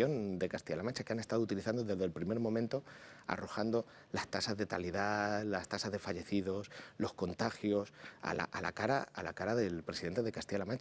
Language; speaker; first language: Spanish; native; Spanish